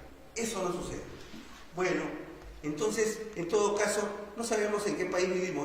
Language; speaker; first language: Spanish; native; Spanish